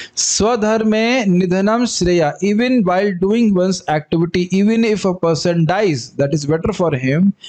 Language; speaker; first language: English; non-native, local second language; Hindi